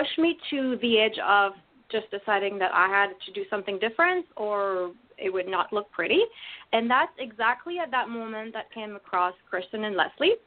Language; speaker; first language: English; non-native, fluent; French